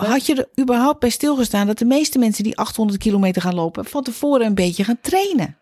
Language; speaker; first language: Dutch; native; Dutch